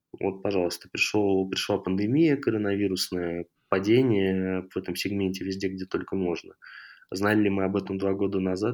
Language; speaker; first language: Russian; native; Russian